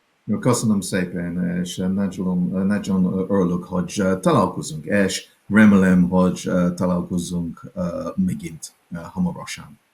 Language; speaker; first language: Hungarian; non-native, learner; English